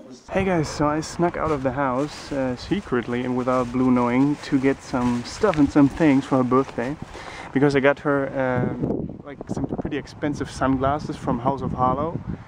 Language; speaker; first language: English; non-native, fluent; German